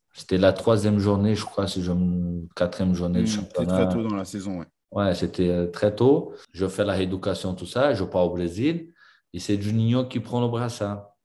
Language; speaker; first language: French; non-native, fluent; Portuguese